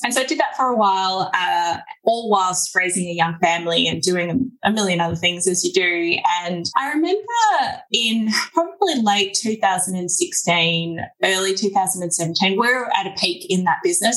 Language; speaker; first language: English; native; English